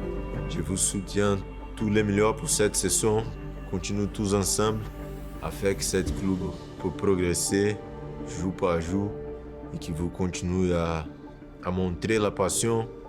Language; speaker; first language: French; non-native, fluent; Portuguese